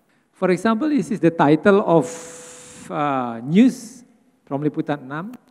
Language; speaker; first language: English; non-native, fluent; Indonesian